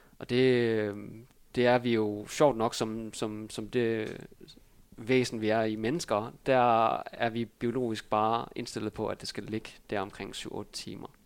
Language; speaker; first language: Danish; early bilingual, other home language; Vietnamese